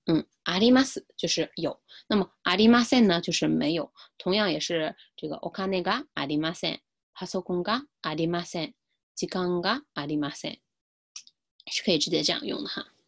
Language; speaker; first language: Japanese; non-native, fluent; Chinese